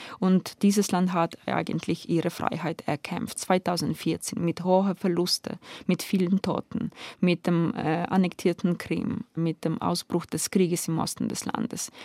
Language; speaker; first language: German; non-native, fluent; Ukrainian